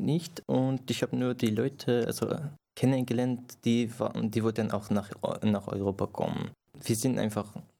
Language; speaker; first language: German; non-native, fluent; Persian